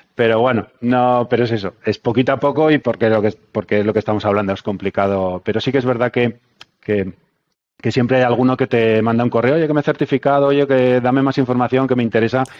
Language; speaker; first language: Spanish; native; Spanish